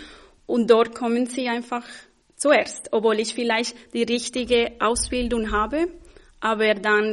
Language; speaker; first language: German; non-native, fluent; Spanish